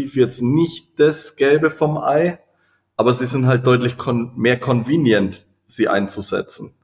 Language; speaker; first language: German; native; German